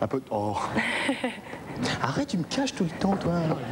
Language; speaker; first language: French; native; French